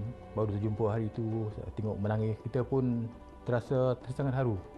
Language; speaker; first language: Malay; native; Malay